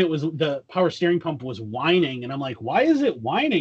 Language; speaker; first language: English; native; English